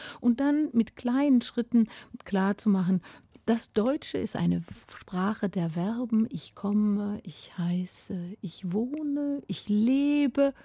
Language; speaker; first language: German; native; German